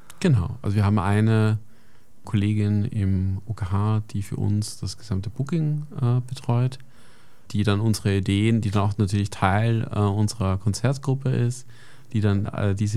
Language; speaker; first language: German; native; German